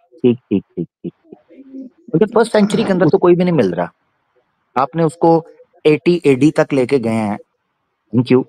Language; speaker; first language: Hindi; native; Hindi